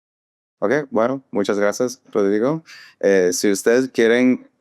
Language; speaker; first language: Spanish; non-native, fluent; English